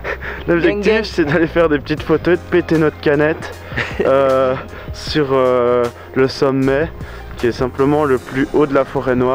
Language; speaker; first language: French; native; French